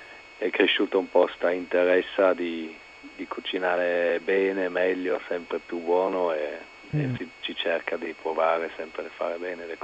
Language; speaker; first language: Italian; non-native, local second language; German